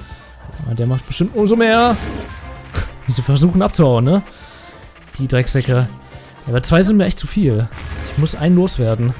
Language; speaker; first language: German; native; German